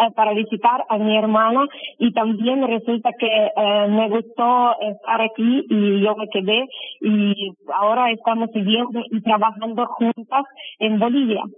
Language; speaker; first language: Spanish; non-native, fluent; Ukrainian